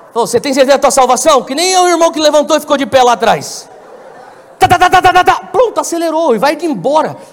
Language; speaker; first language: Portuguese; native; Portuguese